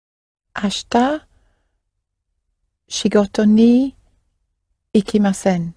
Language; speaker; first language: Japanese; non-native, learner; English